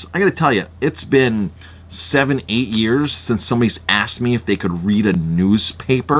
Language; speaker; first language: English; native; English